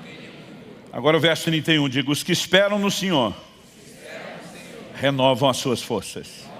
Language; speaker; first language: Portuguese; native; Portuguese